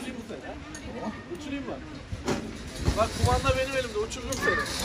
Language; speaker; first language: Turkish; native; Turkish